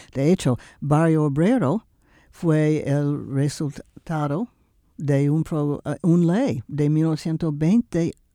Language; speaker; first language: Spanish; non-native, fluent; English